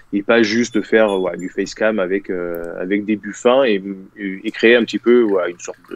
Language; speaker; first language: French; native; French